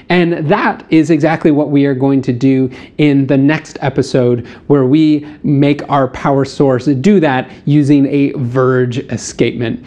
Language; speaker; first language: English; native; English